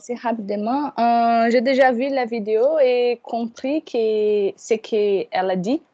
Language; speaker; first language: French; non-native, fluent; Portuguese